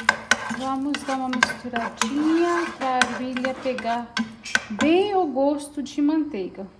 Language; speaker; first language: Portuguese; non-native, fluent; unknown